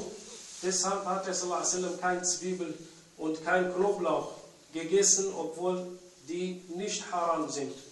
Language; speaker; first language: German; non-native, fluent; Arabic